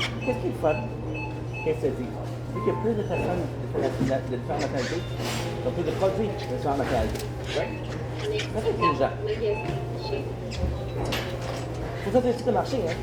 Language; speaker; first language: French; native; French